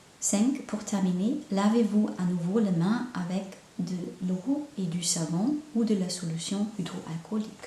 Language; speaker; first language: French; non-native, fluent; German